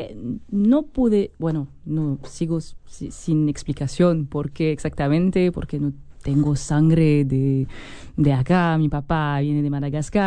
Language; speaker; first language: Spanish; non-native, fluent; French